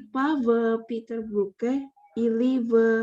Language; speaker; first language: Russian; non-native, learner; Indonesian